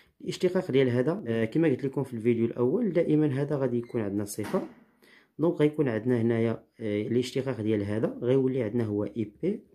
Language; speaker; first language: Arabic; native; Arabic